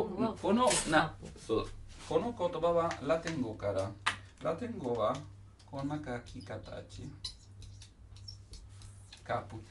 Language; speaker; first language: Japanese; non-native, learner; Italian